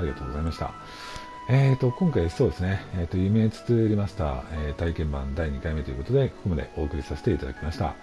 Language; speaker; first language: Japanese; native; Japanese